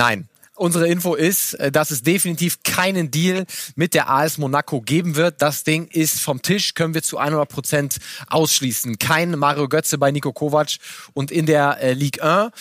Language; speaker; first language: German; native; German